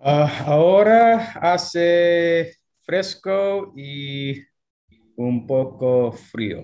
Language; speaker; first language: Spanish; non-native, learner; English